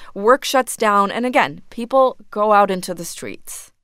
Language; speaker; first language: English; non-native, fluent; Spanish